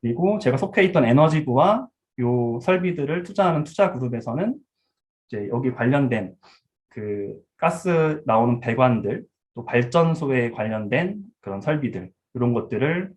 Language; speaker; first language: Korean; early bilingual, heritage; Korean